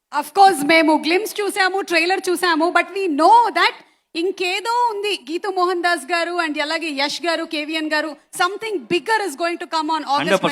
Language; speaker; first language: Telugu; native; Telugu